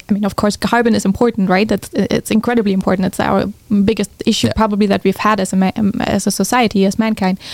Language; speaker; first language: English; non-native, fluent; German